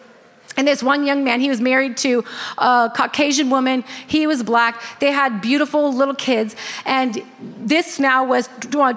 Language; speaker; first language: English; native; English